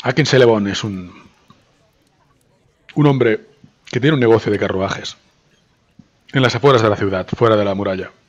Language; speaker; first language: Spanish; native; Spanish